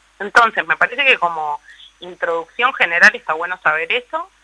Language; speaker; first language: Spanish; native; Spanish